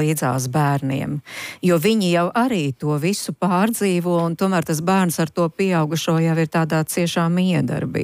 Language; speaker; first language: Latvian; native; Latvian